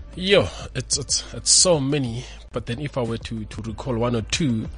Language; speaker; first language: English; non-native, local second language; Northern Sotho